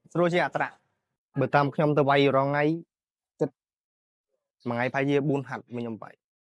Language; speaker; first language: Khmer; native; Khmer